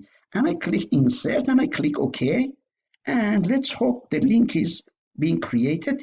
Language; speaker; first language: English; non-native, fluent; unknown